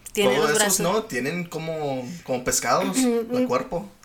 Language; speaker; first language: Spanish; non-native, fluent; English